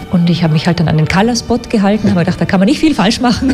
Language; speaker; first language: German; native; German